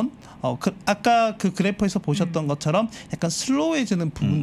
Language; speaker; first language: Korean; native; Korean